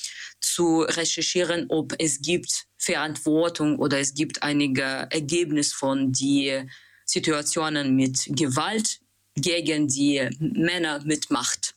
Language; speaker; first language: German; non-native, learner; Russian